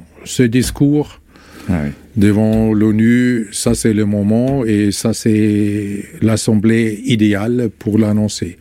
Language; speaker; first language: French; non-native, fluent; German